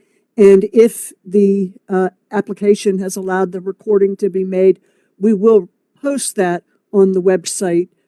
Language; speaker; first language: English; native; English